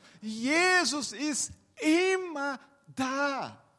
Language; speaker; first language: German; non-native, fluent; Portuguese